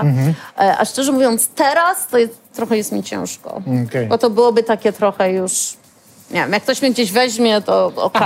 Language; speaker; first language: Polish; early bilingual, heritage; Polish